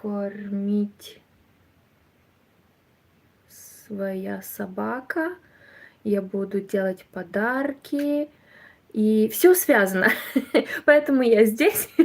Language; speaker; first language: Russian; non-native, learner; Romanian